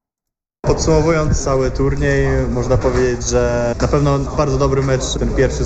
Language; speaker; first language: Polish; native; Polish